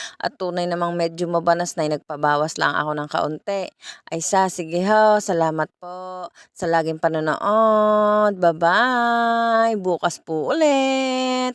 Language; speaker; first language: Filipino; native; Filipino